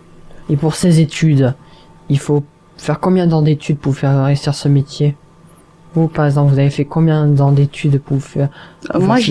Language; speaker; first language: French; native; French